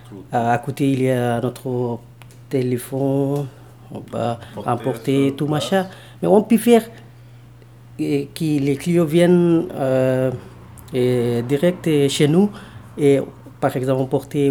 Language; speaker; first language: French; non-native, learner; Bangla